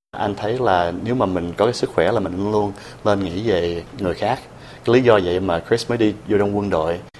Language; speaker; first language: Vietnamese; early bilingual, heritage; Vietnamese